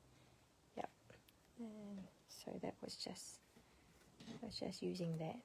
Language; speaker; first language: English; native; English